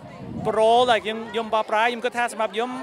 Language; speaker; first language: Khmer; early bilingual, heritage; Khmer